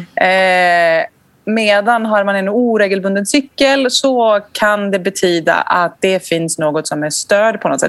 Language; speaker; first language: Swedish; non-native, fluent; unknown